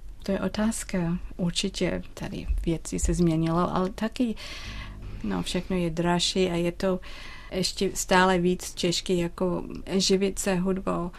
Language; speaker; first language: Czech; non-native, fluent; English